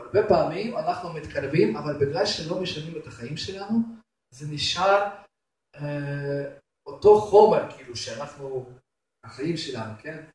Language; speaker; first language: Hebrew; non-native, fluent; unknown